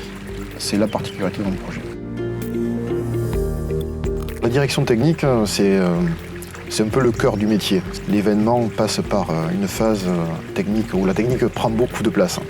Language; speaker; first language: French; native; French